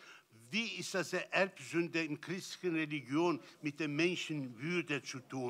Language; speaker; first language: German; non-native, learner; Turkish